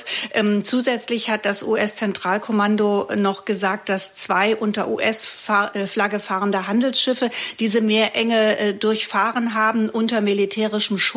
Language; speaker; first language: German; native; German